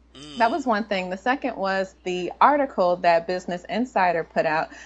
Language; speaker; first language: English; native; English